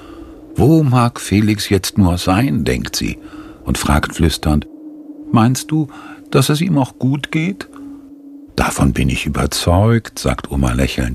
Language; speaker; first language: German; native; German